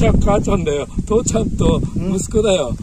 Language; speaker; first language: Japanese; native; Japanese